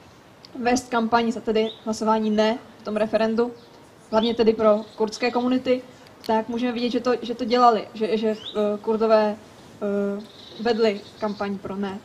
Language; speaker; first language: Czech; native; Czech